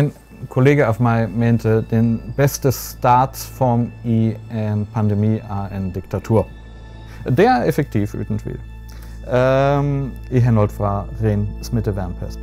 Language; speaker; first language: Norwegian; non-native, fluent; German